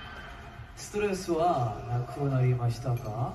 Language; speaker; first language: Japanese; non-native, learner; Korean